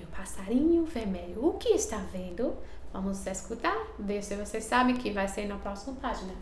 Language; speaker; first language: Portuguese; non-native, learner; English